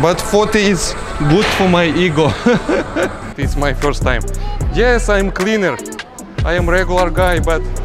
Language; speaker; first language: English; non-native, learner; Russian